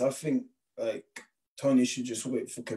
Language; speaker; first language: English; native; English